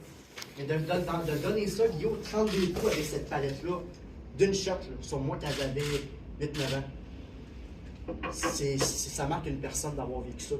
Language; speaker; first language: French; native; French